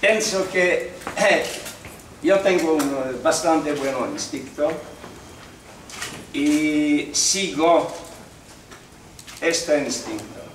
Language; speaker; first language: Spanish; non-native, learner; Czech